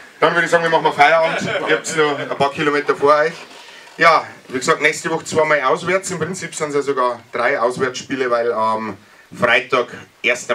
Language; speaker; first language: German; native; German